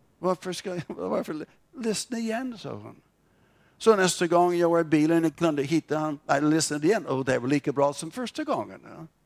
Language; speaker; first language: Swedish; non-native, fluent; English